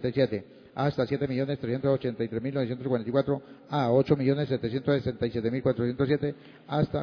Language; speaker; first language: Spanish; native; Spanish